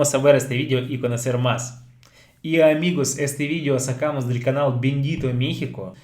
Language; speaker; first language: Spanish; non-native, fluent; Russian